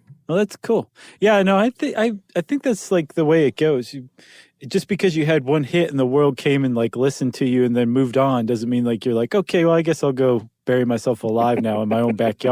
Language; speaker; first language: English; native; English